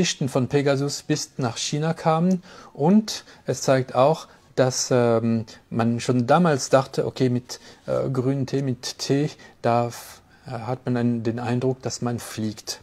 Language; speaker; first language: German; non-native, fluent; French